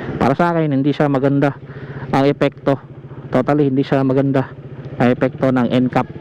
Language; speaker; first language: Filipino; non-native, local second language; Cebuano